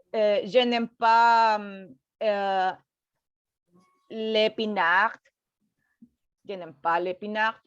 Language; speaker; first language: French; non-native, learner; Spanish